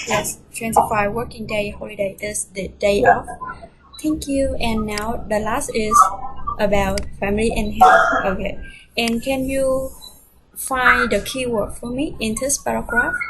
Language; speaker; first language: English; non-native, fluent; Vietnamese